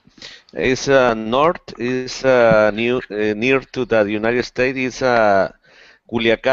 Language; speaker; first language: English; non-native, learner; Spanish